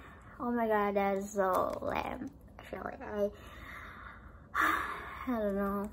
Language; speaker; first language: English; non-native, learner; Indonesian